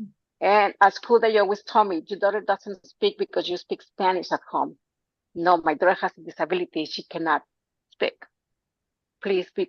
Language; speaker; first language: English; non-native, fluent; Spanish